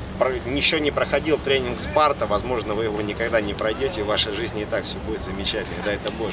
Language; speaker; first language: Russian; native; Russian